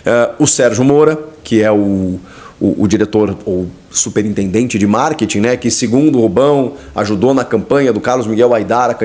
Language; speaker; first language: Portuguese; native; Portuguese